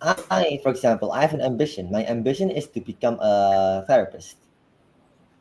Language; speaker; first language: English; non-native, fluent; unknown